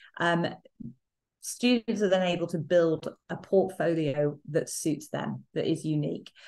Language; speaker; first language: English; native; English